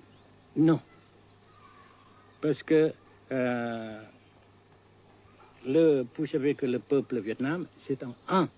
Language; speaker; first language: French; non-native, local second language; Vietnamese